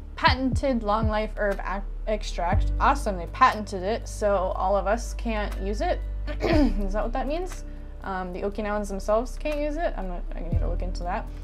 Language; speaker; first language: English; native; English